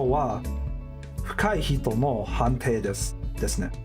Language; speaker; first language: Japanese; non-native, learner; English